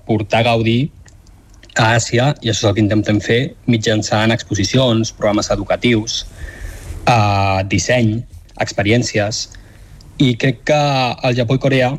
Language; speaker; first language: Catalan; native; Catalan